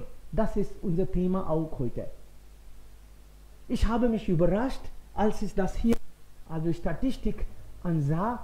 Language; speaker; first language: German; non-native, fluent; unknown